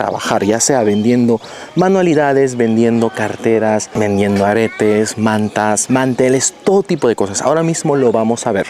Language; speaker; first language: Spanish; native; Spanish